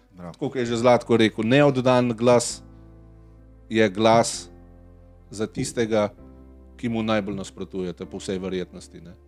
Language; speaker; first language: Slovenian; native; Slovenian